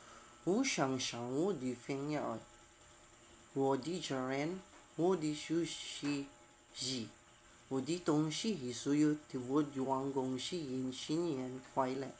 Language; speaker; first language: Chinese; non-native, learner; Filipino